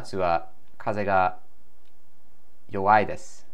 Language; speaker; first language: Japanese; non-native, learner; English